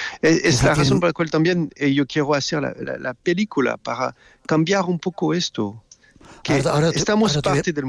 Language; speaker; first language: Spanish; non-native, fluent; French